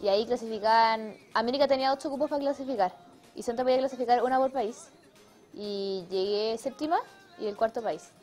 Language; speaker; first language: Spanish; native; Spanish